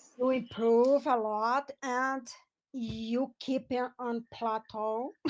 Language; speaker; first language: English; non-native, learner; Portuguese